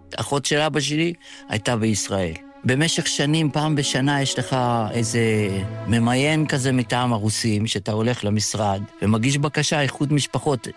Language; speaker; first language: Hebrew; early bilingual, other home language; Yiddish